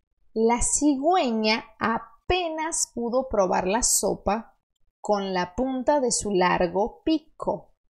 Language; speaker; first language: Spanish; non-native, fluent; Portuguese